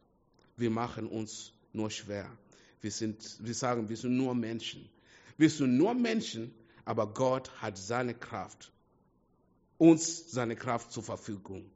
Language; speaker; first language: German; non-native, fluent; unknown